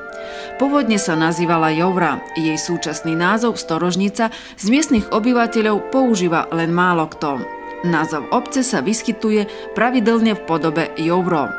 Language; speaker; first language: Slovak; native; Slovak